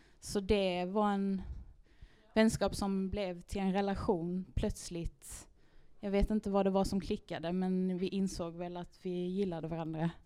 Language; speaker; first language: Swedish; native; Swedish